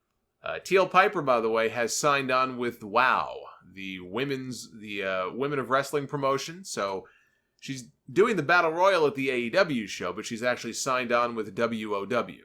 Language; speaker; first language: English; native; English